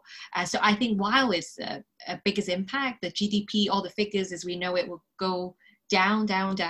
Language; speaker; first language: English; non-native, local second language; Cantonese